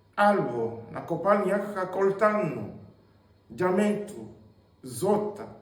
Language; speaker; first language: Polish; non-native, fluent; Swahili